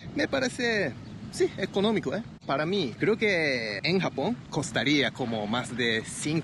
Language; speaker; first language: Spanish; non-native, fluent; Japanese